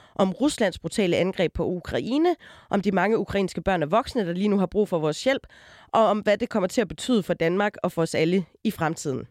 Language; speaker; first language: Danish; native; Danish